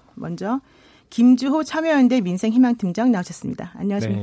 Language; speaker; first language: Korean; native; Korean